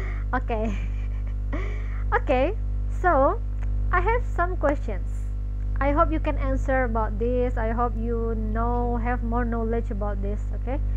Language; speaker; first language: English; non-native, learner; Indonesian